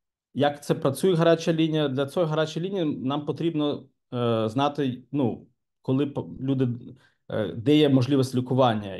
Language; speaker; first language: Ukrainian; non-native, local second language; Russian